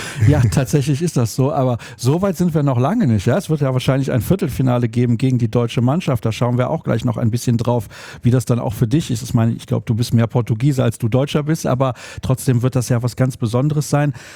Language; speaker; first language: German; native; German